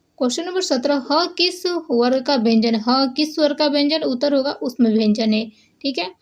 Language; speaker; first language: Hindi; native; Hindi